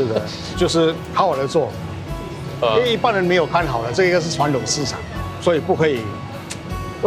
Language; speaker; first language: Chinese; non-native, fluent; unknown